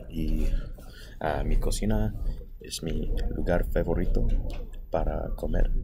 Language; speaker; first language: Spanish; non-native, learner; English